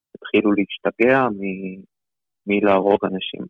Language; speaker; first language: Hebrew; early bilingual, other home language; Russian